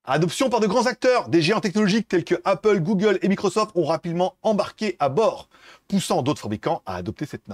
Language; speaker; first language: French; native; French